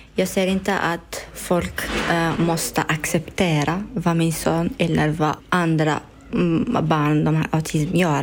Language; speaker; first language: Swedish; non-native, learner; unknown